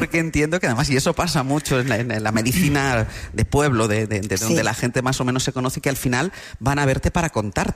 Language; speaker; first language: Spanish; native; Spanish